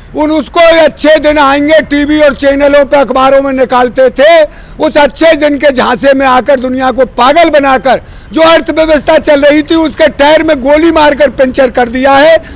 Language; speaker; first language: Hindi; native; Hindi